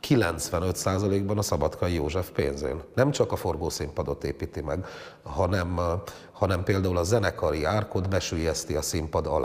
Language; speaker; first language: Hungarian; native; Hungarian